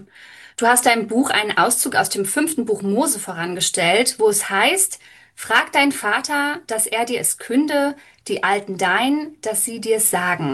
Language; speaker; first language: German; native; German